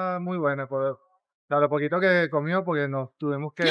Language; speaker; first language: Spanish; native; Spanish